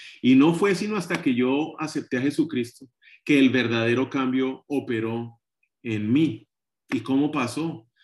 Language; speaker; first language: Spanish; native; Spanish